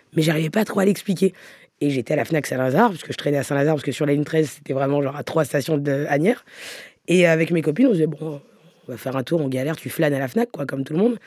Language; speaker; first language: French; native; French